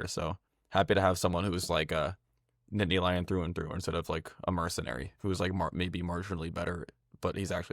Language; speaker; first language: English; native; English